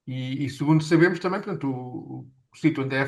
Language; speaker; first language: Portuguese; native; Portuguese